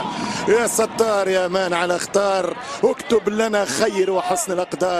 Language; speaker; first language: Arabic; native; Arabic